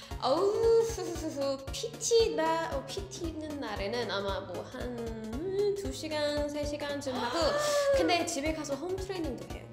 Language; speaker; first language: Korean; early bilingual, heritage; English